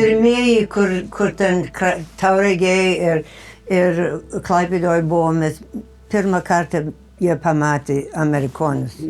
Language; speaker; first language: Lithuanian; early bilingual, heritage; Lithuanian